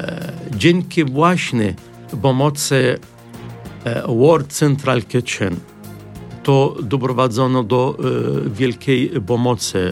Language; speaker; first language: Polish; non-native, fluent; Arabic